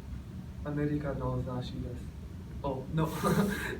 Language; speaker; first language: Japanese; non-native, learner; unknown